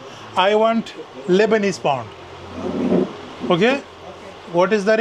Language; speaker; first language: English; non-native, learner; Urdu